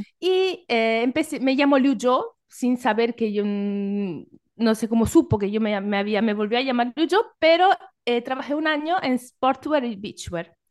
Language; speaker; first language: Spanish; non-native, fluent; Italian